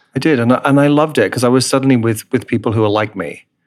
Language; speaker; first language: English; native; English